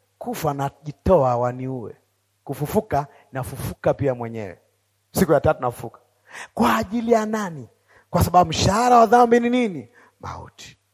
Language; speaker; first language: Swahili; native; Swahili